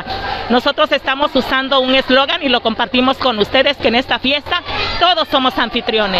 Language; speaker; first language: Spanish; native; Spanish